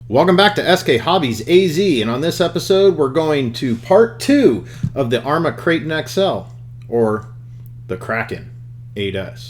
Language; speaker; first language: English; native; English